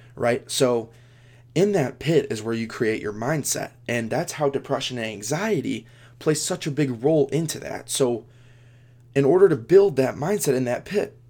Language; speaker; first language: English; native; English